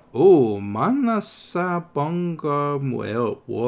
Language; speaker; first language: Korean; non-native, learner; English